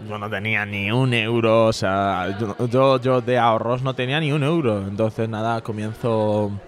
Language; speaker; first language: Spanish; early bilingual, other home language; Bangla